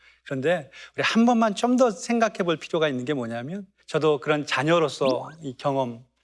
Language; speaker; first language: Korean; native; Korean